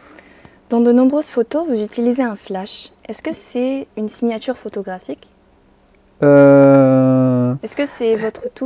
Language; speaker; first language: French; native; French